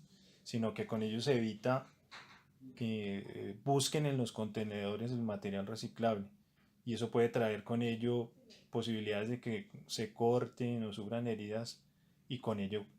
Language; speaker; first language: Spanish; native; Spanish